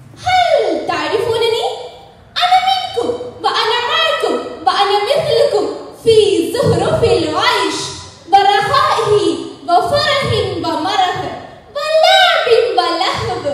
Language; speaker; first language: Arabic; non-native, learner; Malayalam